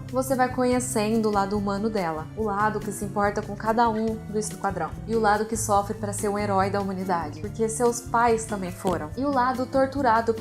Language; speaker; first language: Portuguese; native; Portuguese